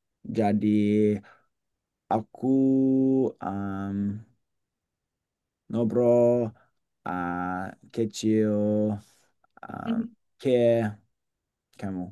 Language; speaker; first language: Indonesian; non-native, learner; English